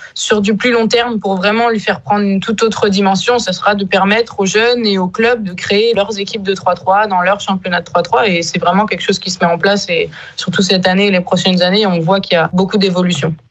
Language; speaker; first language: French; native; French